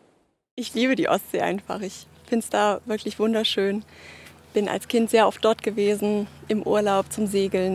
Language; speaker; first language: German; native; German